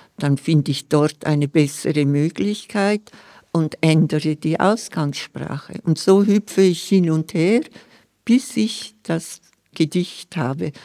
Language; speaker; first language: German; non-native, local second language; Romansh